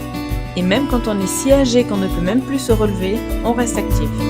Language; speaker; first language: French; native; French